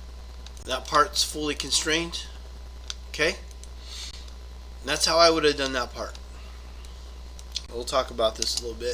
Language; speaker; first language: English; native; English